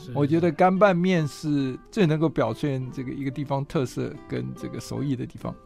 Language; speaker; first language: Chinese; native; Chinese